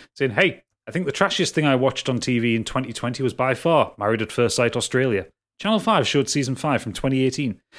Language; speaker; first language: English; native; English